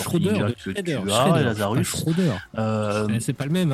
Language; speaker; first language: French; native; French